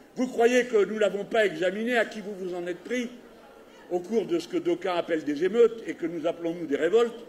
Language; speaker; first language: French; native; French